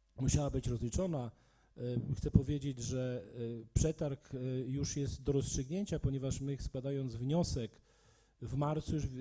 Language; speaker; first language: Polish; native; Polish